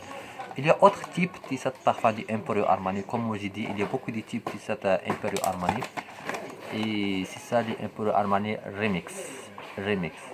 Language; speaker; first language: French; non-native, local second language; Arabic